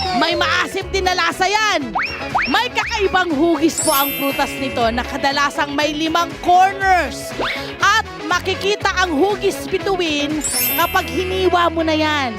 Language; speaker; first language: Filipino; native; Filipino